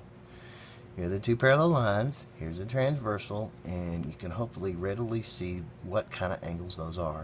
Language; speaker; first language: English; native; English